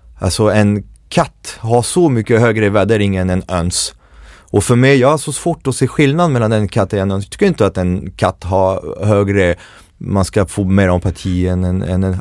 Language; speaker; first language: Swedish; non-native, fluent; French